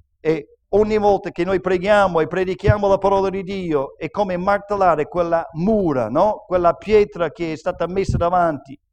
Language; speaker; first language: Italian; non-native, fluent; English